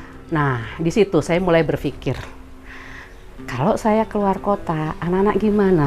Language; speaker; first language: Indonesian; native; Indonesian